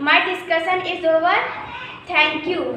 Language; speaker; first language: English; non-native, learner; Hindi